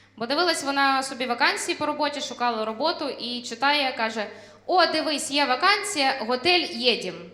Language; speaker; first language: Ukrainian; non-native, local second language; Russian